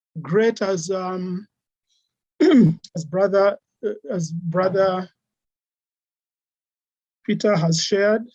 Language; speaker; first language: English; non-native, local second language; Ganda